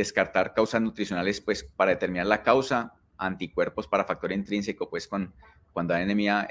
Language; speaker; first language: Spanish; native; Spanish